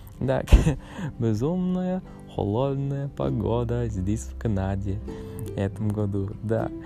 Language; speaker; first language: Russian; non-native, learner; English